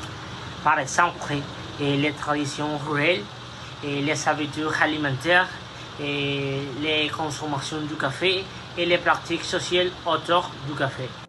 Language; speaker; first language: French; non-native, fluent; Spanish